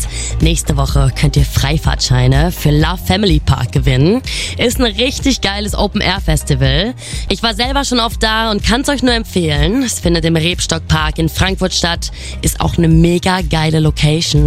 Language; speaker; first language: German; native; German